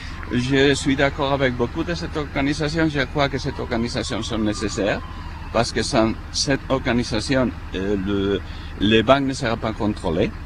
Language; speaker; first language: French; non-native, fluent; Spanish